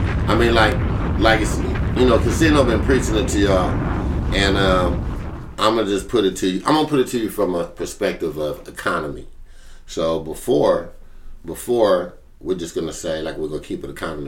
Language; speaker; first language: English; native; English